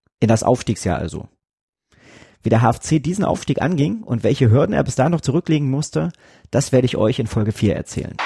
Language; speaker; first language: German; native; German